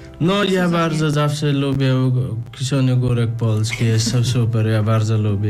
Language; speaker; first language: Polish; non-native, learner; Nepali